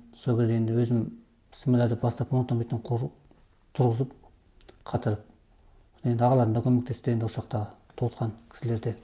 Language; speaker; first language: Kazakh; early bilingual, heritage; Kazakh